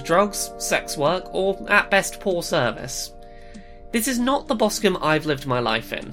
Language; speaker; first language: English; native; English